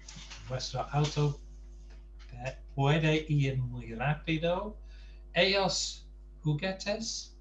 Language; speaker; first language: Spanish; non-native, fluent; English